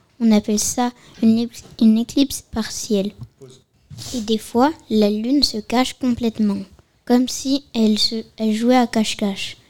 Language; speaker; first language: French; native; French